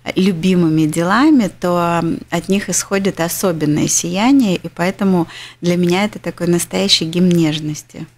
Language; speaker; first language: Russian; native; Russian